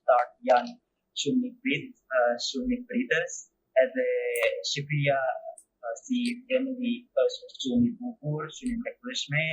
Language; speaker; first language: Albanian; non-native, learner; Indonesian